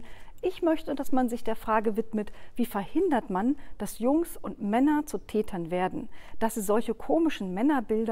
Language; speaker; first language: German; native; German